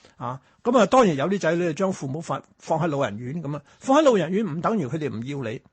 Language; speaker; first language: Cantonese; early bilingual, other home language; Chinese